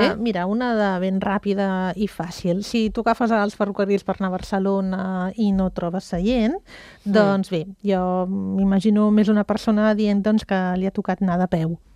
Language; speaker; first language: Catalan; native; Catalan